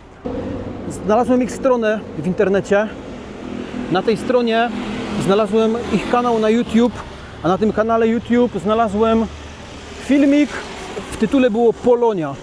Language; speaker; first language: Polish; native; Polish